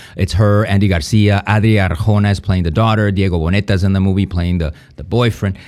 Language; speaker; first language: English; non-native, fluent; Spanish